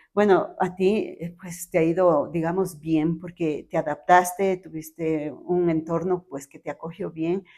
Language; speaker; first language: Spanish; native; Spanish